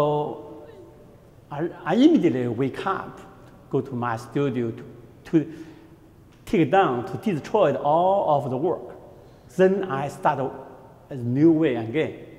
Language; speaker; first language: English; non-native, learner; Chinese